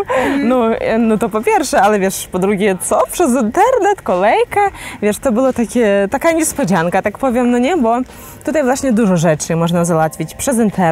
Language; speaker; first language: Polish; non-native, fluent; Ukrainian